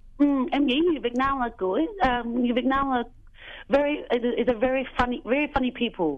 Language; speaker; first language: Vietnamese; early bilingual, heritage; Vietnamese